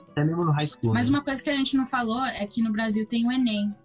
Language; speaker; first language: Portuguese; early bilingual, heritage; English